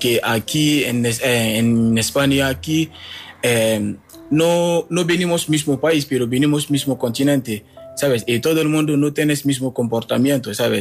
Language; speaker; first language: Spanish; non-native, fluent; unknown